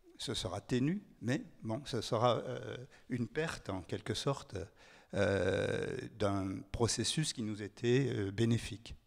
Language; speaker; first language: French; native; French